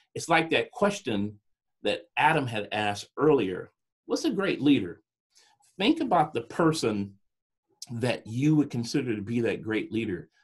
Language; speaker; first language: English; native; English